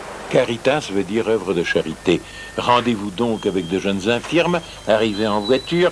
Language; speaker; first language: French; early bilingual, other home language; Russian